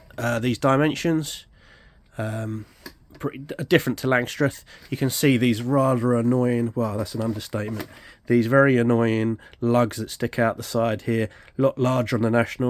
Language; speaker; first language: English; native; English